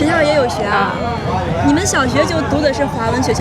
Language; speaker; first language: Chinese; native; Chinese